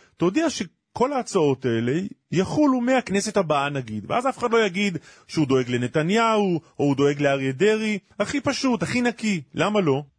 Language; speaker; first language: Hebrew; native; Hebrew